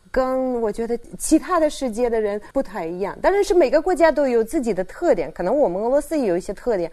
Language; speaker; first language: Chinese; non-native, fluent; Russian